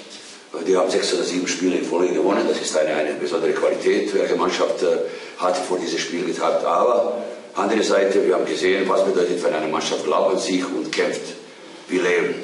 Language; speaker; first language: German; non-native, fluent; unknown